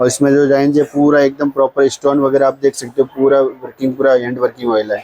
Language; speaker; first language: Hindi; non-native, local second language; Marathi